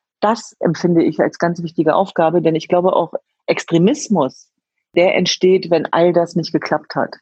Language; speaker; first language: German; early bilingual, other home language; Kurdish